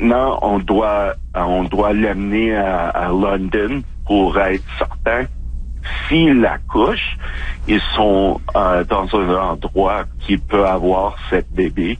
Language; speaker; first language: French; non-native, local second language; English